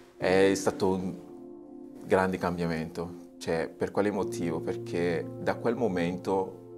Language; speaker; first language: Italian; non-native, fluent; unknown